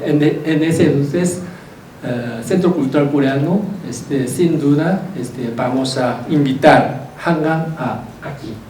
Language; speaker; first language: Spanish; non-native, learner; Korean